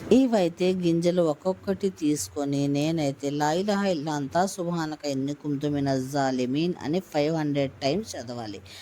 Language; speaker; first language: Telugu; non-native, local second language; Urdu